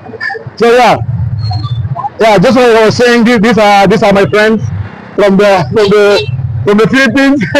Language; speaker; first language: English; non-native, fluent; French